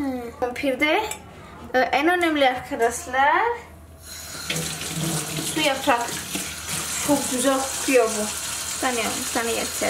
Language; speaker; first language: Turkish; non-native, learner; Indonesian